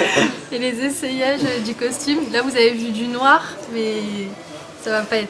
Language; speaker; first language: French; native; French